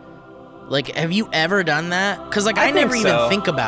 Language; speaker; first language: English; native; English